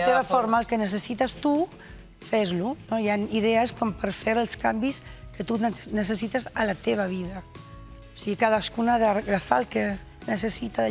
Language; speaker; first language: Catalan; non-native, local second language; Spanish